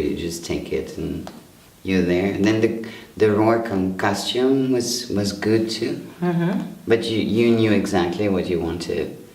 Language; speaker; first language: English; non-native, fluent; French